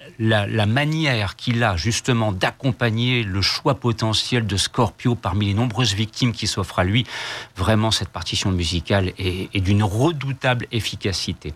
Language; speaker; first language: French; native; French